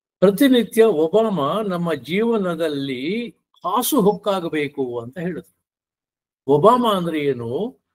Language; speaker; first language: Kannada; non-native, local second language; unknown